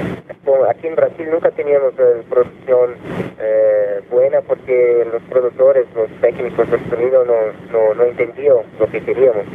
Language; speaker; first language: Spanish; non-native, fluent; Portuguese